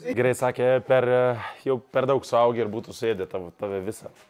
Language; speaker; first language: Lithuanian; native; Lithuanian